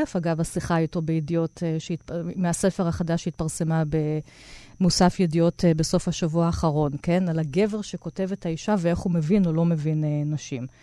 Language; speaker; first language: Hebrew; native; Hebrew